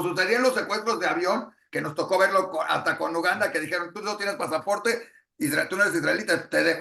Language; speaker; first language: Spanish; native; Spanish